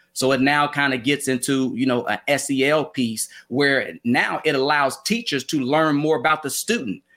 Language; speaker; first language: English; native; English